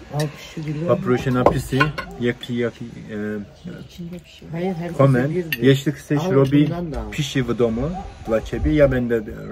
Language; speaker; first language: Polish; non-native, learner; Turkish